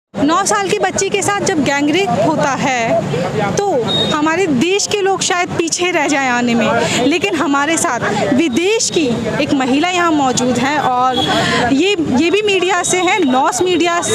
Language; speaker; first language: Hindi; native; Hindi